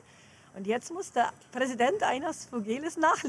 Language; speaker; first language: German; native; German